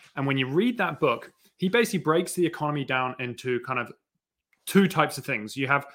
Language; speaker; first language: English; native; English